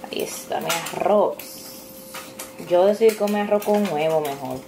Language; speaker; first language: Spanish; native; Spanish